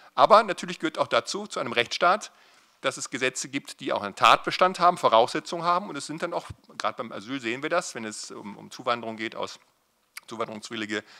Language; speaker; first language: German; native; German